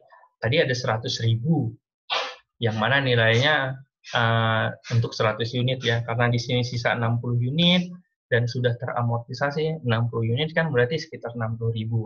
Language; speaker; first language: Indonesian; native; Indonesian